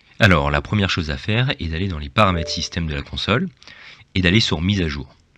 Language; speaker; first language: French; native; French